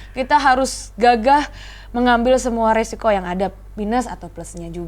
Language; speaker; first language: Indonesian; native; Indonesian